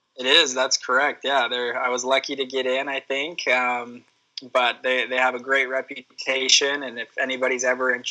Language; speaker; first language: English; native; English